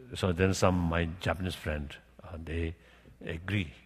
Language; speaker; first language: English; non-native, learner; Tibetan